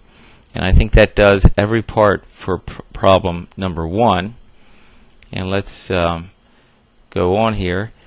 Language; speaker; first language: English; native; English